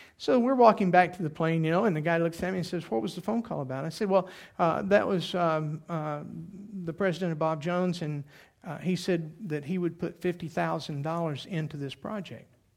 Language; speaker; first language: English; native; English